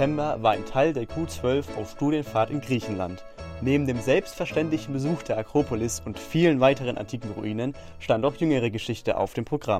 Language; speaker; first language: German; native; German